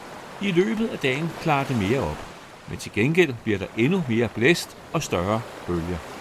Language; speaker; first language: Danish; native; Danish